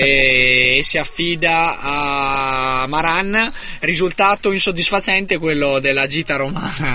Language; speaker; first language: Italian; native; Italian